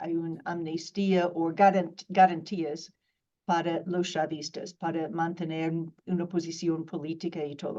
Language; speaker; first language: Spanish; non-native, fluent; English